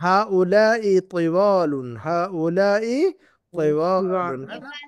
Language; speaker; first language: Arabic; non-native, fluent; Urdu